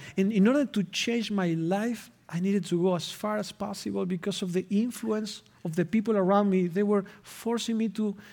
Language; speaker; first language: English; non-native, fluent; Spanish